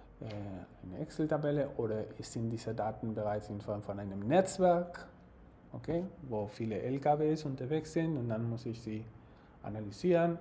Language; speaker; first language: German; non-native, fluent; Spanish